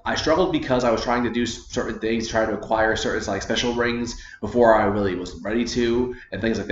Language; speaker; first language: English; native; English